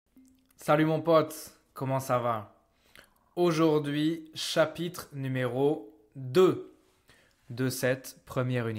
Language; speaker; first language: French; non-native, fluent; English